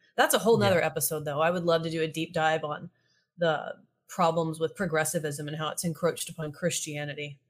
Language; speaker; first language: English; native; English